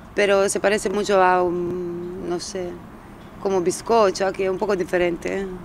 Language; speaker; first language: Spanish; early bilingual, other home language; Romanian